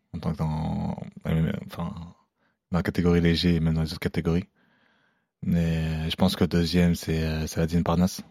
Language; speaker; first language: French; non-native, local second language; Arabic